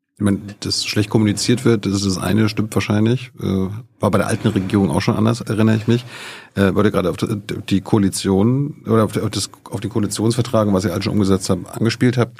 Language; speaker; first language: German; native; German